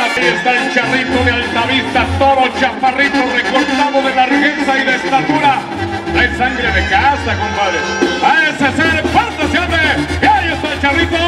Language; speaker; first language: Spanish; native; Spanish